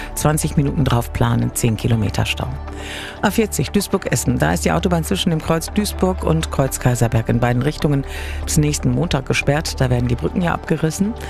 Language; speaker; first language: German; native; German